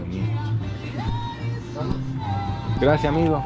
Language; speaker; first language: Spanish; non-native, learner; Greek